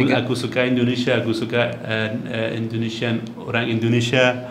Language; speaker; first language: Indonesian; non-native, learner; Persian